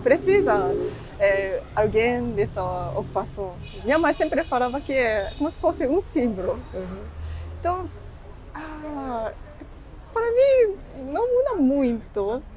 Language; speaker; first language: Portuguese; non-native, fluent; Japanese